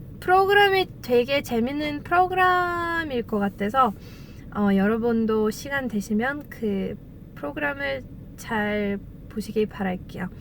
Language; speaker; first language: Korean; non-native, fluent; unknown